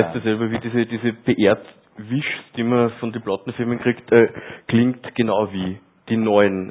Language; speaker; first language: German; native; German